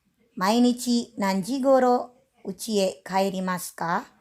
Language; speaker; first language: Japanese; non-native, fluent; Indonesian